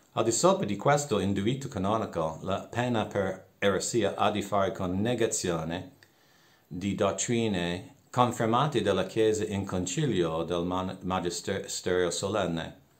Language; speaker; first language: Italian; non-native, fluent; English